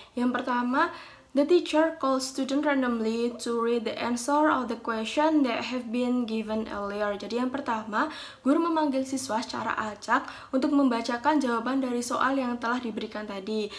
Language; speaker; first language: English; non-native, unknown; Indonesian